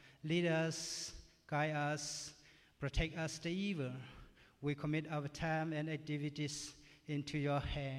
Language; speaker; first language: English; non-native, learner; Burmese